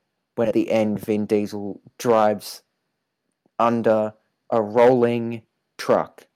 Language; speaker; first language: English; native; English